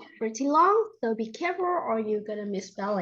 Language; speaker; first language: English; non-native, fluent; Vietnamese